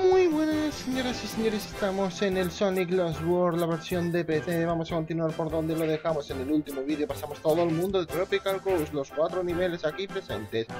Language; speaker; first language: Spanish; native; Spanish